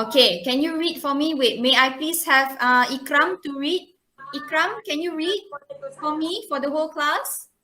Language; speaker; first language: English; non-native, local second language; Malay